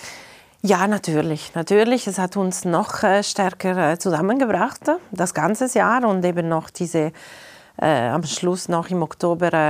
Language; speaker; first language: German; non-native, local second language; Italian